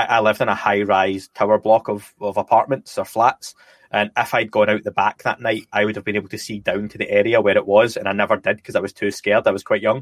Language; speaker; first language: English; native; English